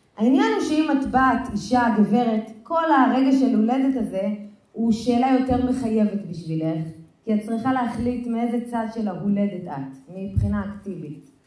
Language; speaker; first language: Hebrew; native; Hebrew